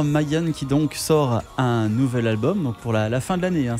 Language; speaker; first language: French; native; French